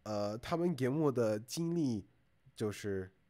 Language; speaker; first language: Chinese; non-native, fluent; English